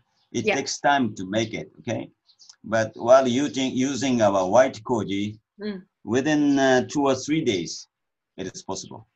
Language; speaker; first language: English; non-native, learner; Japanese